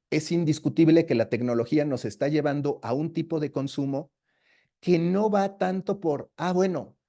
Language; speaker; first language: Spanish; native; Spanish